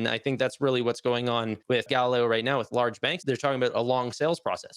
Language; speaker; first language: English; native; English